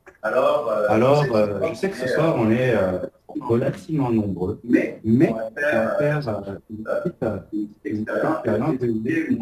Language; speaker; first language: French; native; French